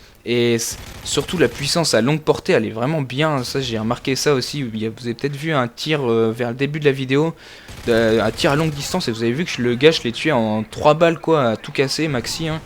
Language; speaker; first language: French; native; French